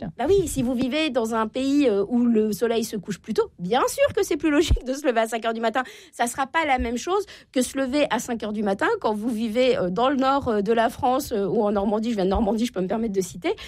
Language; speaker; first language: French; native; French